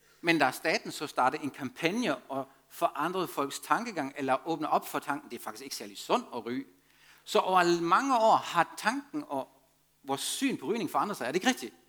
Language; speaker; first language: Danish; non-native, fluent; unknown